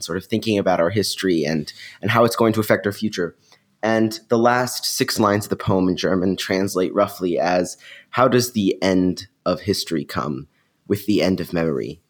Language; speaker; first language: English; native; English